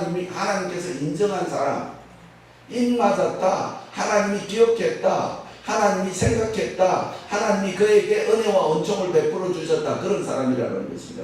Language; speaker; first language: Korean; native; Korean